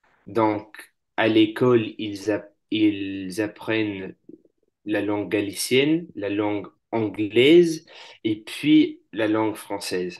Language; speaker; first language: French; non-native, fluent; English